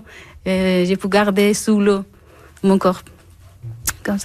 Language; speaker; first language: French; non-native, learner; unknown